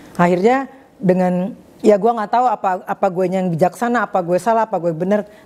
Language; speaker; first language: Indonesian; native; Indonesian